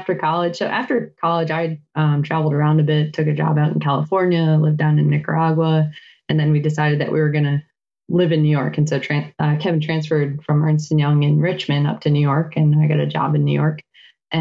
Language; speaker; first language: English; native; English